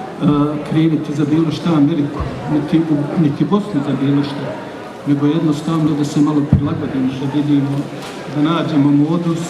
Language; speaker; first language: Bosnian; native; Bosnian